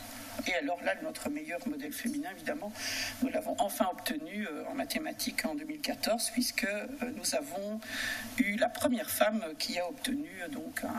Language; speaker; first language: French; native; French